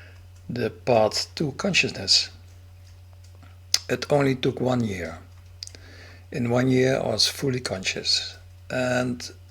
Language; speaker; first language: English; non-native, fluent; Dutch